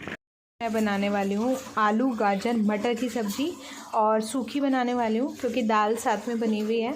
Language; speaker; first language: Hindi; native; Hindi